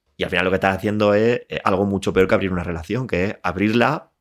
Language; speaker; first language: Spanish; native; Spanish